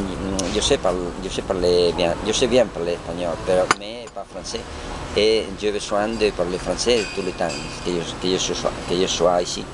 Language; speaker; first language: French; non-native, learner; Spanish